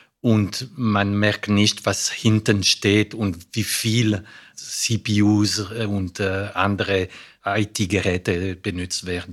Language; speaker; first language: German; non-native, fluent; French